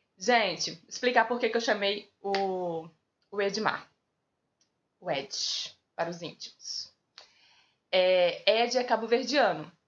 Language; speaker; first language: Portuguese; native; Portuguese